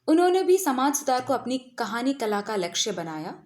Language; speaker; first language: Hindi; non-native, local second language; Malayalam